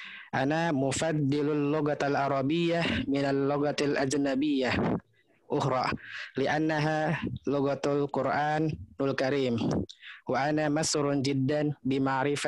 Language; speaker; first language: Arabic; non-native, learner; Indonesian